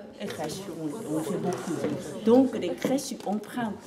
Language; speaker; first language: French; non-native, fluent; Japanese